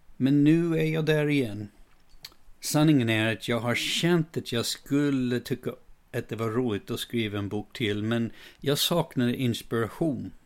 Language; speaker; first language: Swedish; non-native, fluent; English